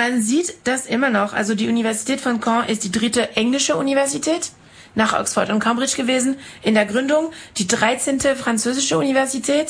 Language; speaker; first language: German; non-native, fluent; French